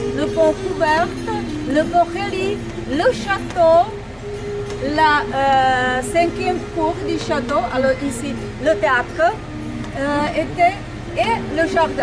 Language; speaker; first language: French; non-native, fluent; Czech